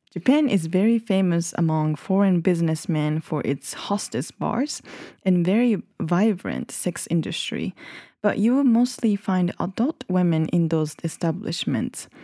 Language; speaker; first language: English; non-native, fluent; Japanese